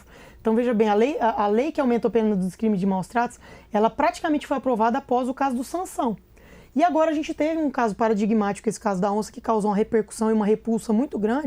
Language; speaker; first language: Portuguese; native; Portuguese